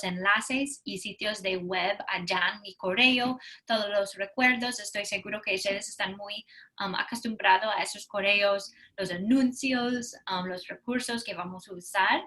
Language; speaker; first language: Spanish; non-native, fluent; English